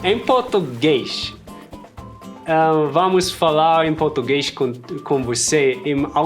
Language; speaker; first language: Portuguese; non-native, fluent; German